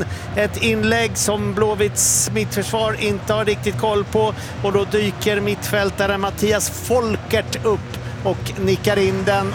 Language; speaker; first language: Swedish; native; Swedish